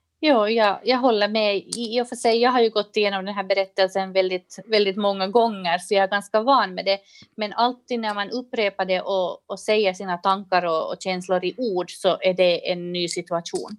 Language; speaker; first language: Swedish; native; Swedish